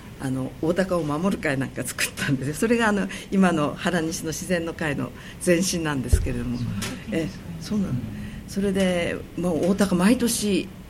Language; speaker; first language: Japanese; native; Japanese